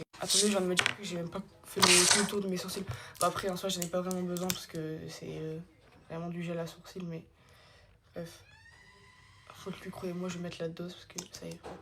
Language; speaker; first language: French; native; French